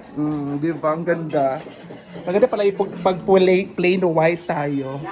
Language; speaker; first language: Filipino; native; Filipino